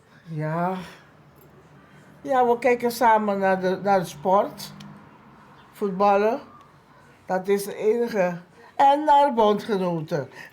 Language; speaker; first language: Dutch; non-native, local second language; Papiamento